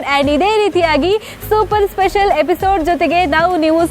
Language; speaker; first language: Kannada; native; Kannada